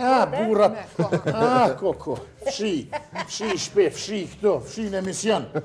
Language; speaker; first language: Albanian; native; Albanian